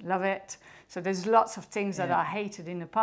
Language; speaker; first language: English; non-native, fluent; French